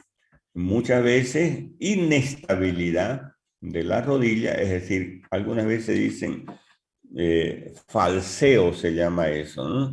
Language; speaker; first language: Spanish; native; Spanish